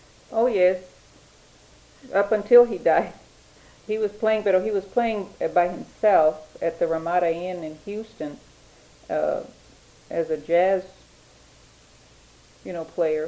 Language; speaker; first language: English; early bilingual, other home language; Spanish